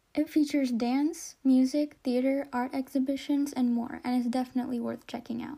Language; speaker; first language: English; native; English